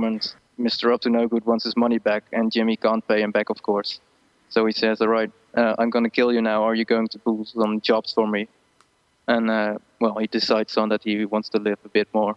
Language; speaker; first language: English; non-native, fluent; Dutch